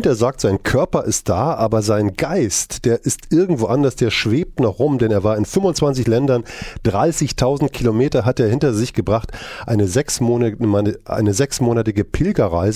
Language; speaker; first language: German; native; German